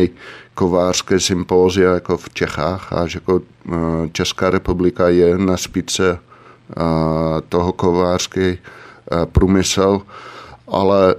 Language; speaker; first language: Czech; non-native, fluent; Dutch